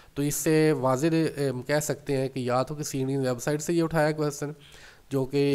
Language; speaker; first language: Urdu; non-native, local second language; Punjabi